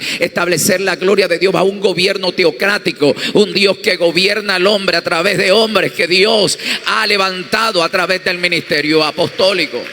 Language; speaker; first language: Spanish; native; Spanish